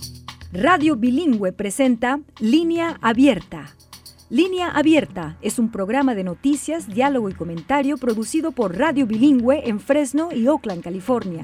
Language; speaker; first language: Spanish; native; Spanish